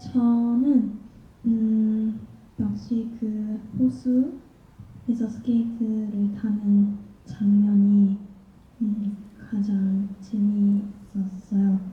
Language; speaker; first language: Korean; non-native, learner; Japanese